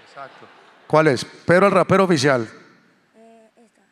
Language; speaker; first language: Spanish; native; Spanish